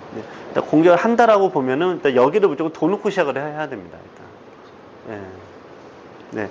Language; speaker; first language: Korean; native; Korean